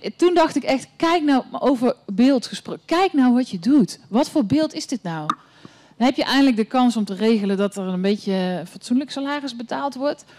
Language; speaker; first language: Dutch; native; Dutch